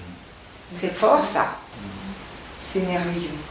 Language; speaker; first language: French; native; French